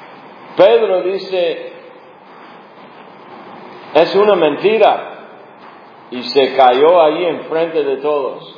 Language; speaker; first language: Spanish; non-native, fluent; English